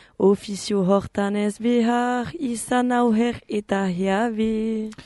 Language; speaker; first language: Basque; native; Basque